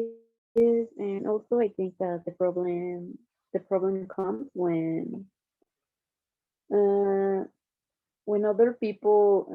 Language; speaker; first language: English; non-native, learner; Spanish